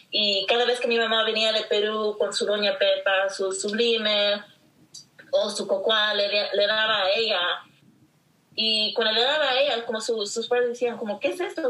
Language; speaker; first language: Spanish; early bilingual, heritage; Spanish